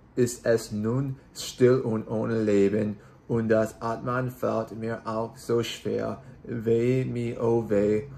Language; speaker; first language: German; non-native, learner; English